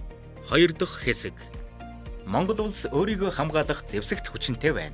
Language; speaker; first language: Mongolian; native; Mongolian